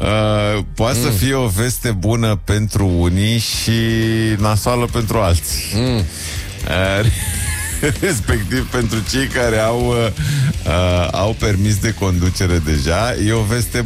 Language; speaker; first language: Romanian; native; Romanian